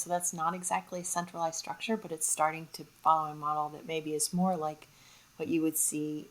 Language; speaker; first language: English; native; English